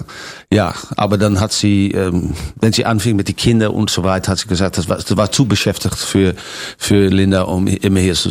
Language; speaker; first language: German; non-native, fluent; Dutch